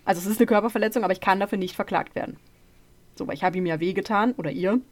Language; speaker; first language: German; native; German